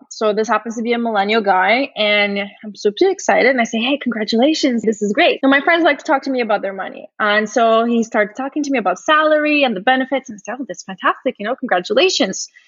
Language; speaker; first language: English; early bilingual, other home language; Portuguese